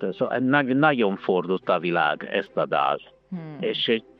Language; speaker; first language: Hungarian; non-native, fluent; Italian